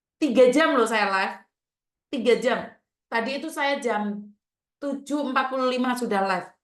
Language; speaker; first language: Indonesian; native; Indonesian